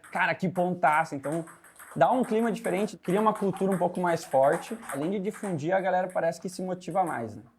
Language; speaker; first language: Portuguese; native; Portuguese